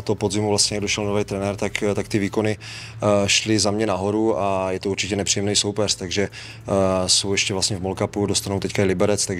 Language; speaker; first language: Czech; native; Czech